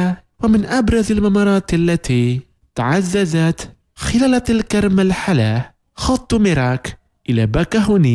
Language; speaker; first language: Arabic; non-native, fluent; Indonesian